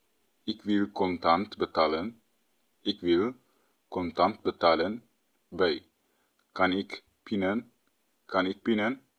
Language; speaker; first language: Dutch; non-native, fluent; Tigrinya